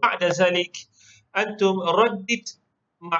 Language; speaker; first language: Arabic; non-native, local second language; Malay